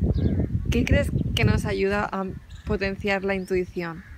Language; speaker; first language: Spanish; native; Spanish